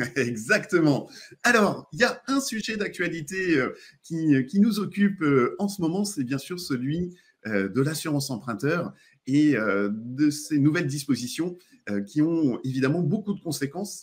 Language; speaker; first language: French; native; French